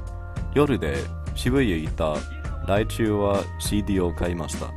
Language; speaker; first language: Japanese; non-native, learner; English